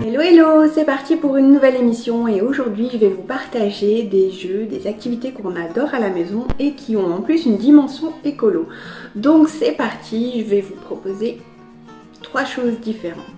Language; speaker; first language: French; native; French